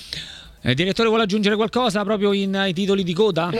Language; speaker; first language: Italian; native; Italian